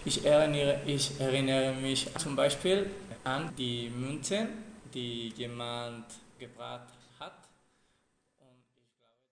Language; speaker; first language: German; non-native, learner; Spanish